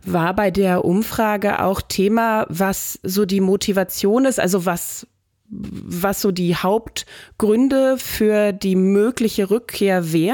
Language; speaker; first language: German; native; German